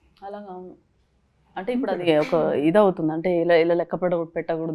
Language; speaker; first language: Telugu; native; Telugu